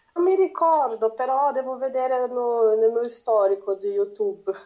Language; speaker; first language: Italian; non-native, learner; Portuguese